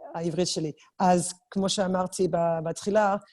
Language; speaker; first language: Hebrew; non-native, fluent; French